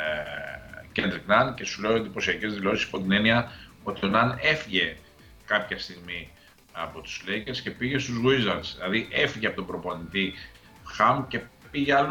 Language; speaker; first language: Greek; native; Greek